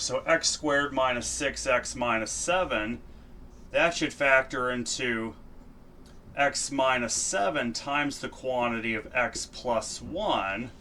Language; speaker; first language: English; native; English